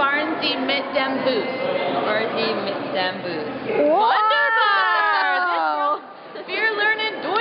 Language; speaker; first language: German; non-native, learner; English